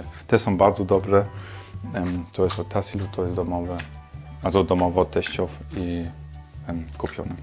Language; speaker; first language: Polish; non-native, learner; German